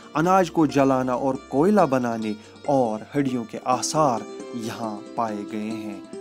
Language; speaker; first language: Urdu; non-native, local second language; Kashmiri